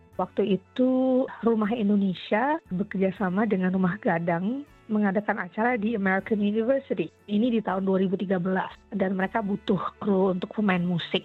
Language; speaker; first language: Indonesian; native; Indonesian